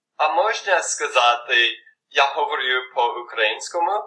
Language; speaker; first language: Ukrainian; non-native, learner; English